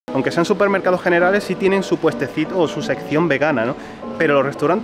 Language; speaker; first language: Spanish; native; Spanish